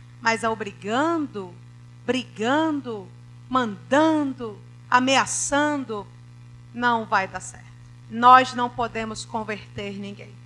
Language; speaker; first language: Portuguese; native; Portuguese